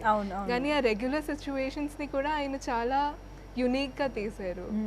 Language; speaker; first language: Telugu; non-native, fluent; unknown